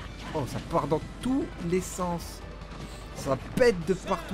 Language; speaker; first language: French; native; French